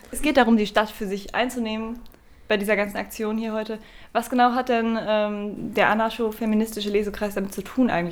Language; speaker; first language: German; native; German